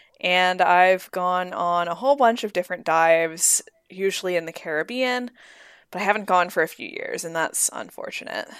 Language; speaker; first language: English; native; English